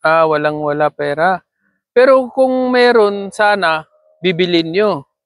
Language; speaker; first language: Filipino; non-native, learner; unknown